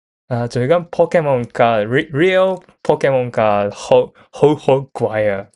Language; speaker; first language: Cantonese; non-native, learner; Japanese